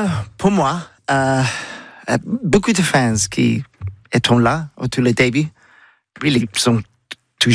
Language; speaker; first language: French; non-native, learner; English